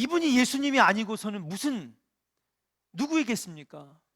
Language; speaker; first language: Korean; native; Korean